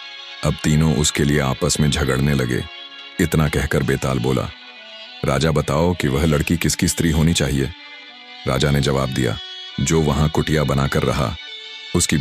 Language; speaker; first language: Hindi; native; Hindi